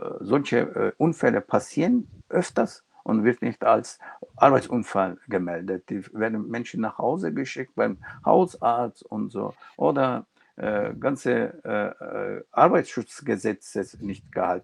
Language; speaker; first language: German; non-native, local second language; Turkish